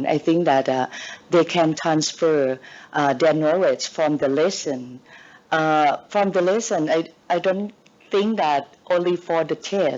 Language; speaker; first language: English; non-native, learner; Thai